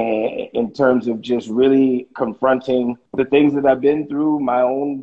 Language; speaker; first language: English; native; English